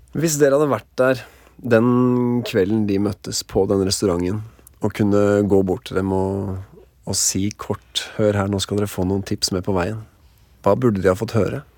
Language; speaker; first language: Norwegian; native; Norwegian